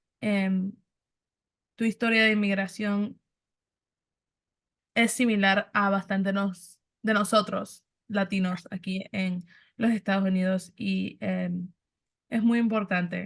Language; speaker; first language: Spanish; early bilingual, other home language; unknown